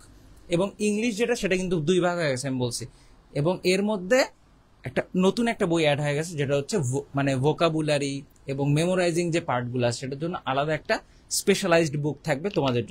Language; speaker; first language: Bangla; native; Bangla